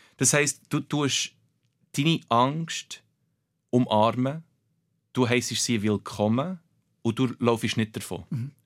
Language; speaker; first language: German; early bilingual, other home language; Portuguese